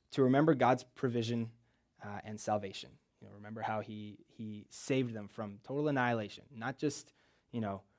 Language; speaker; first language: English; early bilingual, other home language; Russian